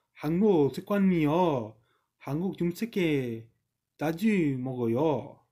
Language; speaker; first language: Korean; non-native, learner; English